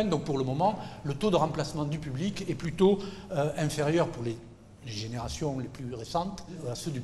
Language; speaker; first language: French; native; French